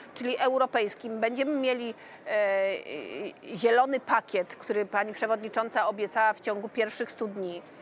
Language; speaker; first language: Polish; native; Polish